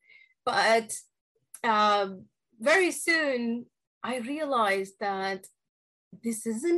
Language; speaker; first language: English; non-native, local second language; Hindi